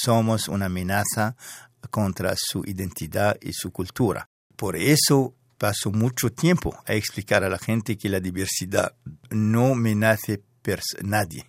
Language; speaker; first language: Spanish; non-native, fluent; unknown